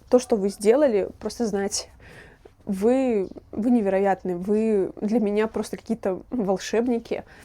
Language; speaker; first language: Russian; native; Russian